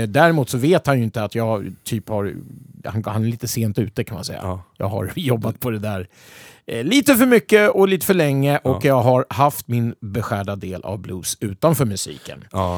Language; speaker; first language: Swedish; native; Swedish